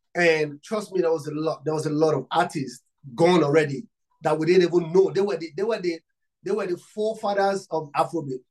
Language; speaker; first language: English; non-native, local second language; Yoruba